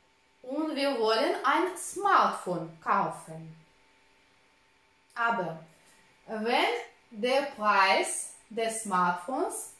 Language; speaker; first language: German; non-native, fluent; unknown